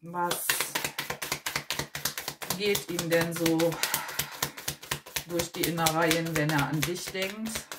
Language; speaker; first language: German; native; German